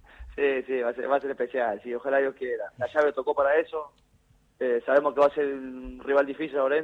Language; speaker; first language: Spanish; native; Spanish